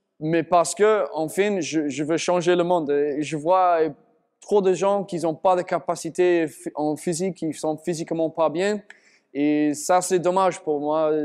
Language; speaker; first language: French; non-native, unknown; English